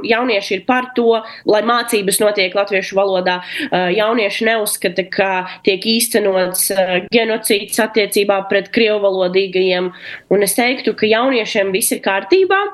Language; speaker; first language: Latvian; non-native, local second language; Russian